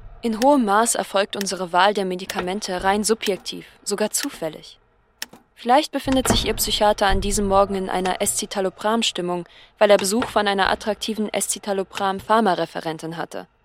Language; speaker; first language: German; native; German